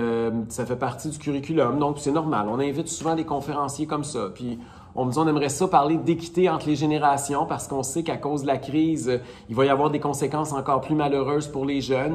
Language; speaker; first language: French; native; French